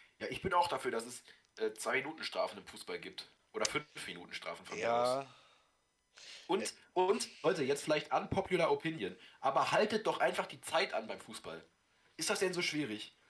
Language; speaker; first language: German; native; German